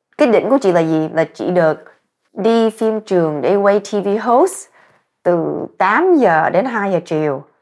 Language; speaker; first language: Vietnamese; early bilingual, heritage; Vietnamese